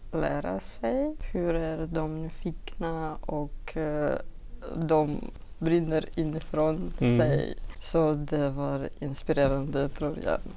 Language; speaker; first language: Swedish; non-native, fluent; Russian